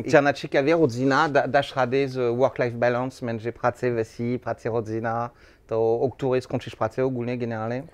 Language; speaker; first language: Polish; non-native, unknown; French